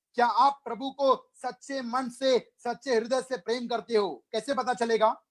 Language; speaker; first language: Hindi; non-native, local second language; Malayalam